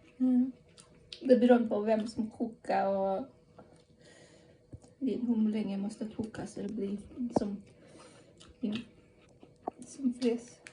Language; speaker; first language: Swedish; non-native, learner; Thai